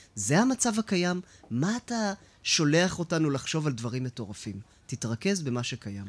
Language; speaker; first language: Hebrew; native; Hebrew